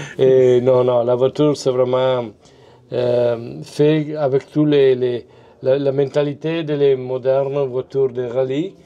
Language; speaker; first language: French; non-native, fluent; Italian